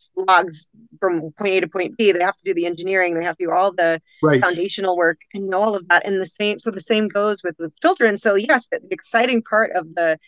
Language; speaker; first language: English; native; English